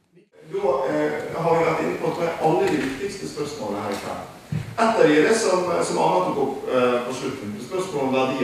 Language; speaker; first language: Norwegian; native; Norwegian